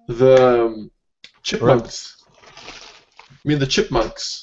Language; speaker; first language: English; non-native, fluent; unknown